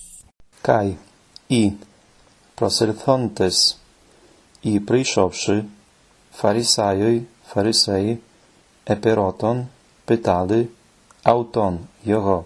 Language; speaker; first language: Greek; non-native, fluent; Ukrainian